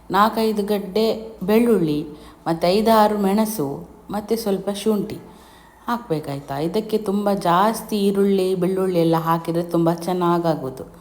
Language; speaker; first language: Kannada; non-native, local second language; Tulu